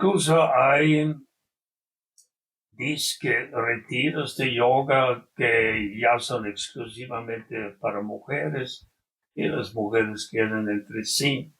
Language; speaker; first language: Spanish; non-native, fluent; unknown